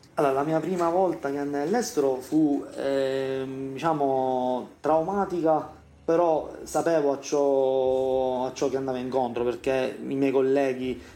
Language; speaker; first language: Italian; native; Italian